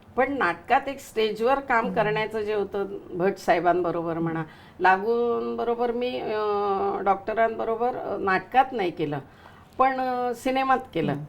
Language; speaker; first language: Marathi; native; Marathi